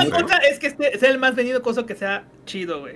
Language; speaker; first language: Spanish; native; Spanish